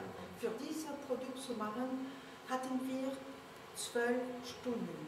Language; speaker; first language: German; non-native, learner; French